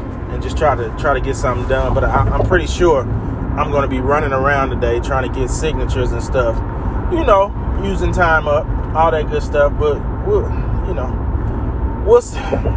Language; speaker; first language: English; native; English